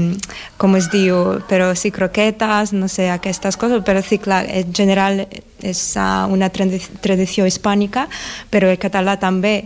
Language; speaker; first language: Catalan; non-native, learner; Russian